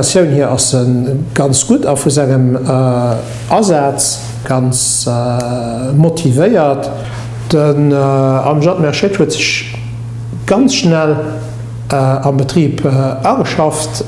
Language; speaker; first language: German; non-native, local second language; Luxembourgish